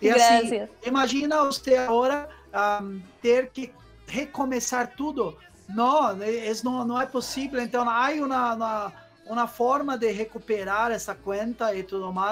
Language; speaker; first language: Spanish; non-native, fluent; Portuguese